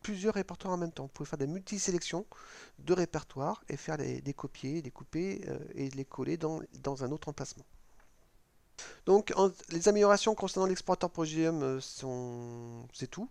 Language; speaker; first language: French; native; French